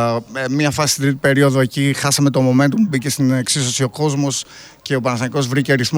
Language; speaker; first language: Greek; native; Greek